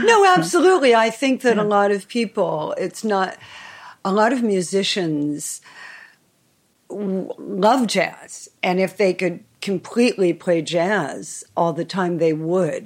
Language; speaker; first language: English; native; English